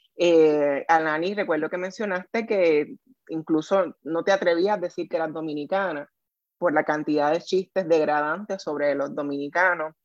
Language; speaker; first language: Spanish; native; Spanish